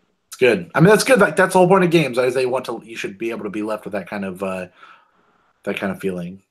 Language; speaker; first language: English; native; English